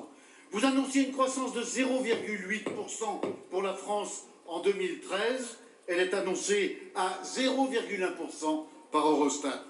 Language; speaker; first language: French; native; French